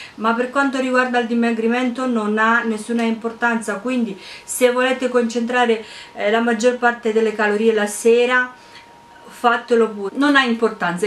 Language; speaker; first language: Italian; non-native, fluent; Romanian